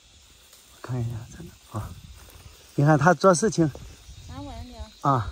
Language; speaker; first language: Chinese; native; Chinese